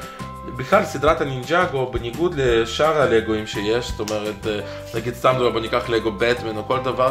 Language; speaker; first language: Hebrew; native; Hebrew